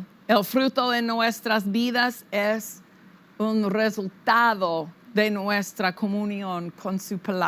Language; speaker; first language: Spanish; non-native, fluent; English